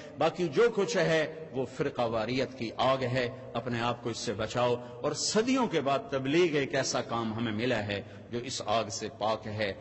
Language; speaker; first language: Urdu; non-native, local second language; Punjabi